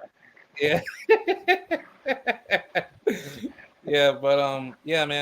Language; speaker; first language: English; native; English